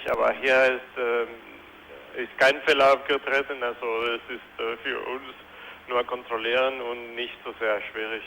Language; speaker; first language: German; non-native, fluent; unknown